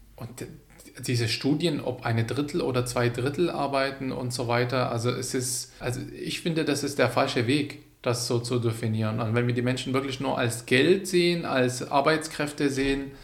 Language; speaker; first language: German; non-native, fluent; Arabic